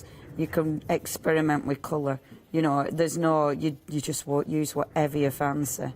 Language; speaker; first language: English; native; English